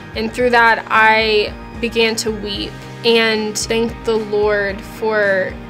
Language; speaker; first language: English; native; English